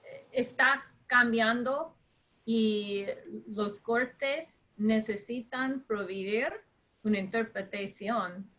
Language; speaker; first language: Spanish; non-native, fluent; English